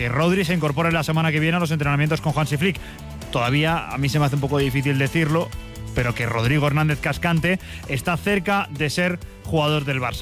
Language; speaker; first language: Spanish; native; Spanish